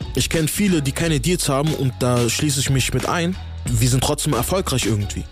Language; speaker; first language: German; native; German